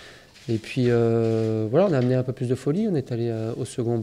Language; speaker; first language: French; native; French